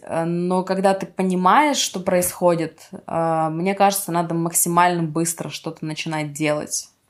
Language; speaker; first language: Russian; non-native, local second language; Ukrainian